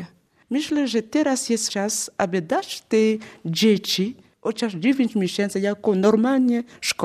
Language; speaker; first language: Polish; non-native, learner; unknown